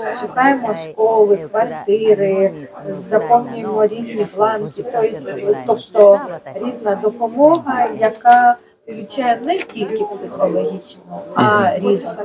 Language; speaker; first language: Ukrainian; non-native, fluent; Japanese